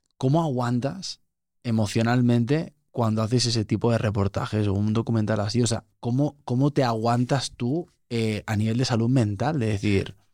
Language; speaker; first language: Spanish; native; Spanish